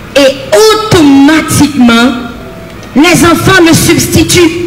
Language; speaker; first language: French; non-native, local second language; Haitian Creole